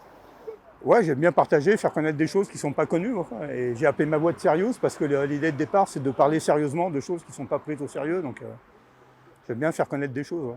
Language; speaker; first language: French; native; French